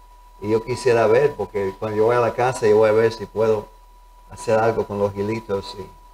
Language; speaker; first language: Spanish; early bilingual, heritage; Spanish